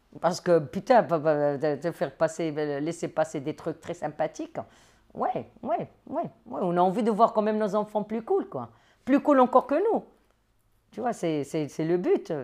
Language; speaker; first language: French; non-native, local second language; Arabic